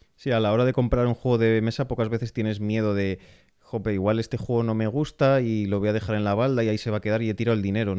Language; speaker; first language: Spanish; native; Spanish